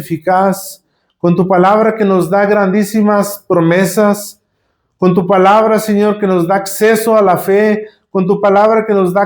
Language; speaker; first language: Spanish; native; Spanish